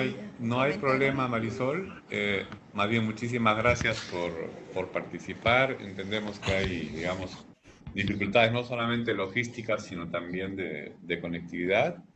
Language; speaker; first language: Spanish; native; Spanish